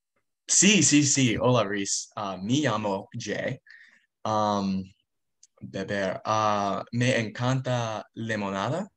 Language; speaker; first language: Spanish; non-native, learner; English